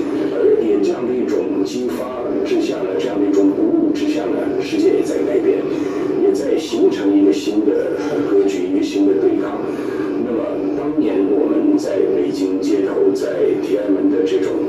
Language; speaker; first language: Chinese; native; Chinese